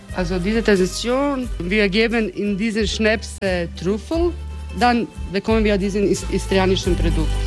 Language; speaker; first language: German; non-native, learner; Croatian